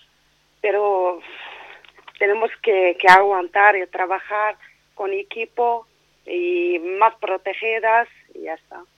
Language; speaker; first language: Spanish; non-native, learner; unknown